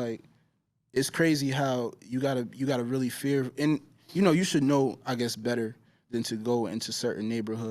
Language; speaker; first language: English; native; English